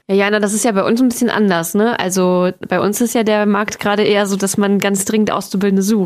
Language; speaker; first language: German; native; German